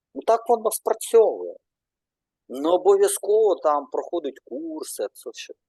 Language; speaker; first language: Ukrainian; non-native, local second language; Russian